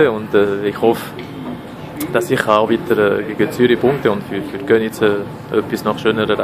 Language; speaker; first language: German; non-native, local second language; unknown